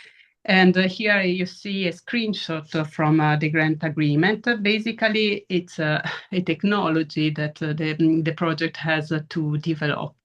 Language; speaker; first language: English; non-native, fluent; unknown